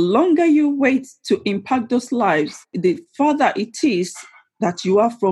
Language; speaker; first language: English; non-native, local second language; Yoruba